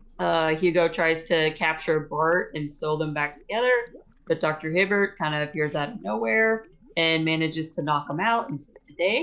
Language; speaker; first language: English; native; English